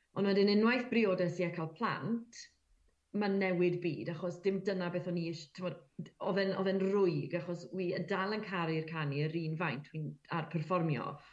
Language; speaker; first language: Welsh; native; Welsh